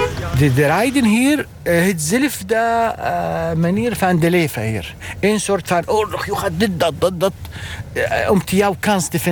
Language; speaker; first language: Dutch; non-native, learner; Arabic